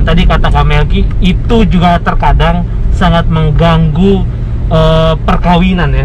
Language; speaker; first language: Indonesian; native; Indonesian